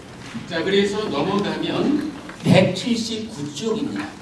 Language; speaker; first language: Korean; native; Korean